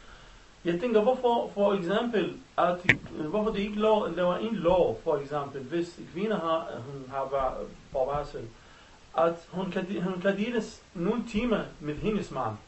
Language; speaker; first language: Danish; non-native, learner; Arabic